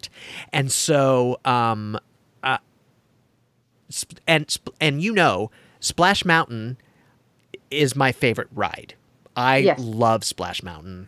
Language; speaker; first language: English; native; English